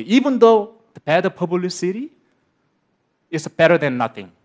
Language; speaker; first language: English; non-native, learner; Korean